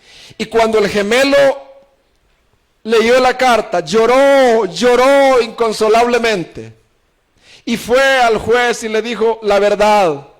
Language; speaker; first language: Spanish; native; Spanish